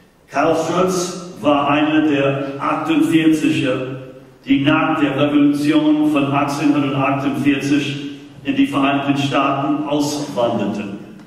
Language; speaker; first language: German; non-native, fluent; English